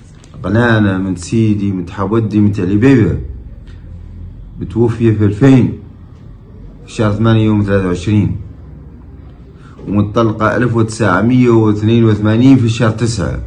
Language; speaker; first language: Arabic; native; Arabic